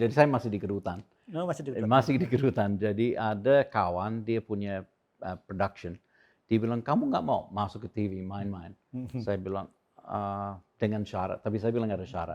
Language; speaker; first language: Indonesian; non-native, fluent; English